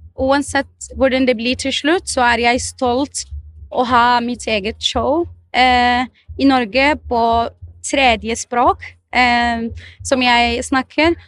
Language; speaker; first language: Norwegian; non-native, fluent; Arabic